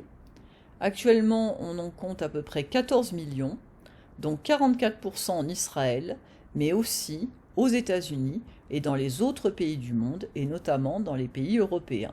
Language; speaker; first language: French; native; French